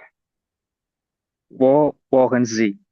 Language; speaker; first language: German; non-native, learner; Tamil